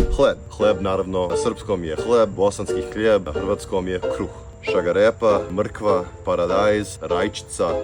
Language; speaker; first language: Serbian; early bilingual, heritage; Serbian